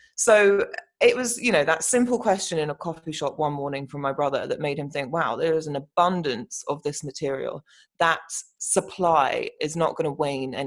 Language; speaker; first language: English; native; English